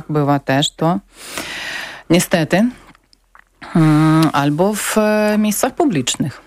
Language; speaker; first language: Polish; non-native, learner; Ukrainian